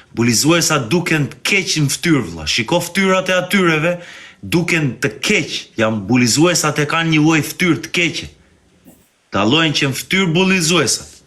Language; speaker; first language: Albanian; early bilingual, heritage; Albanian